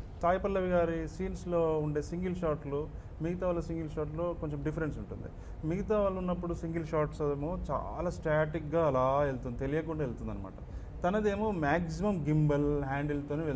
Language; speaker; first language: Telugu; native; Telugu